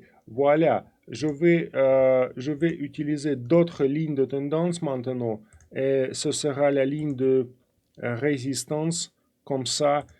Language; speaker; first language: French; non-native, fluent; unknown